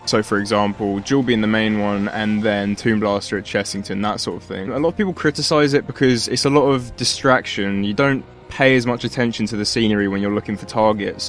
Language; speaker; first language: English; native; English